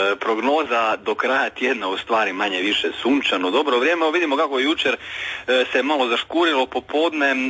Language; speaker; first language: Croatian; native; Croatian